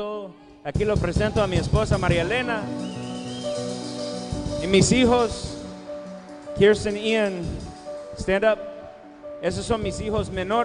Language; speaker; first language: Spanish; non-native, fluent; English